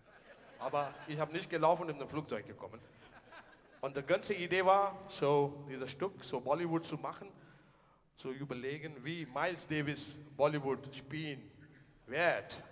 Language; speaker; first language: German; non-native, learner; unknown